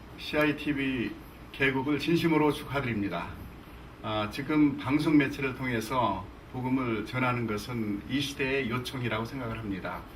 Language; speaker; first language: Korean; native; Korean